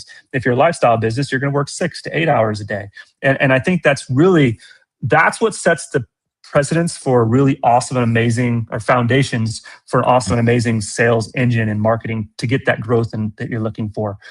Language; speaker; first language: English; native; English